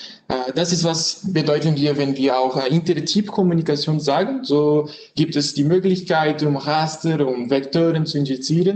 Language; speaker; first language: German; non-native, learner; French